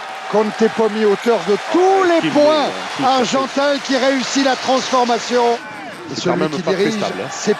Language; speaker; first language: French; native; French